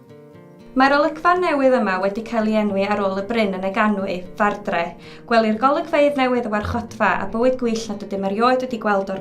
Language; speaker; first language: Welsh; native; Welsh